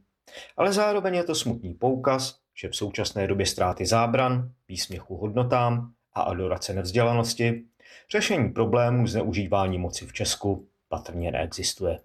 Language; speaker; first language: Czech; native; Czech